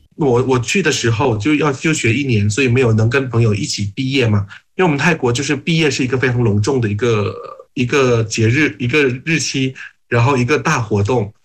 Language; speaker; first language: Chinese; non-native, fluent; Thai